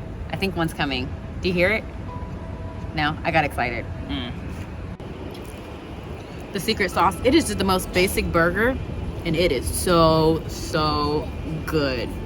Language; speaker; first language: English; native; English